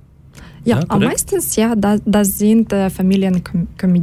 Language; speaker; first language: German; non-native, learner; Ukrainian